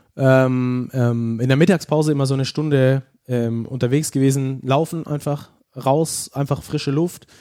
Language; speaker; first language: German; native; German